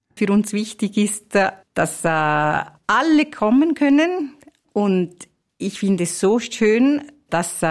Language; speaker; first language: German; non-native, fluent; Italian